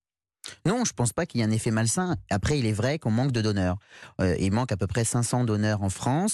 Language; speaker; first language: French; native; French